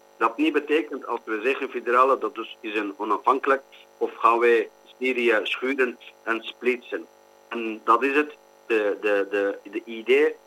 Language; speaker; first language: Dutch; non-native, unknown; Kurdish